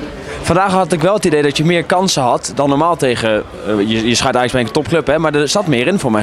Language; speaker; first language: Dutch; native; Dutch